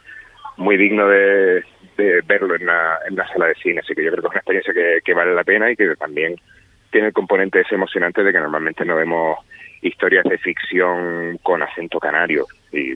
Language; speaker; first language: Spanish; native; Spanish